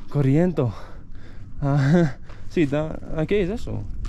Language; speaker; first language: Spanish; non-native, learner; English